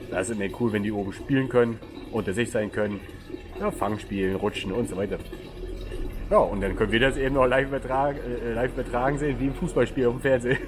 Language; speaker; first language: German; native; German